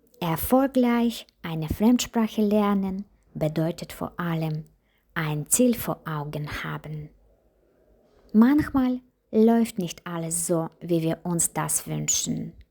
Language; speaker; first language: German; non-native, fluent; Ukrainian